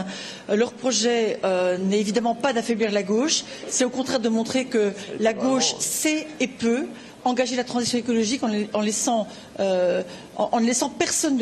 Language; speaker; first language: French; native; French